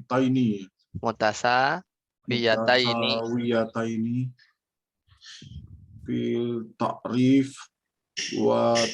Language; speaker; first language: Arabic; non-native, learner; Indonesian